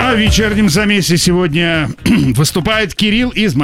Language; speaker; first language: Russian; native; Russian